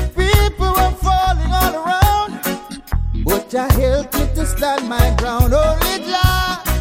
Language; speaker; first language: English; non-native, local second language; Akan